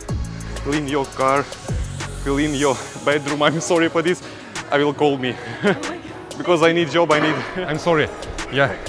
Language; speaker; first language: English; non-native, learner; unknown